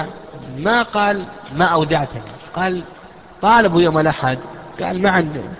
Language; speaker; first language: Arabic; native; Arabic